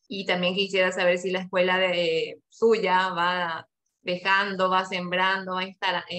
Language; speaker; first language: Spanish; native; Spanish